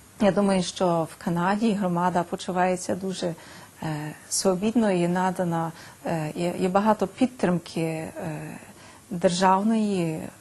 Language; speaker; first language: Ukrainian; early bilingual, heritage; Ukrainian